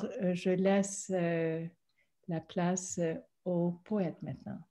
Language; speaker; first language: French; non-native, local second language; English